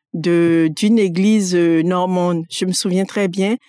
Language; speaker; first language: French; non-native, local second language; Fon